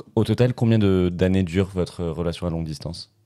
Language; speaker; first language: French; native; French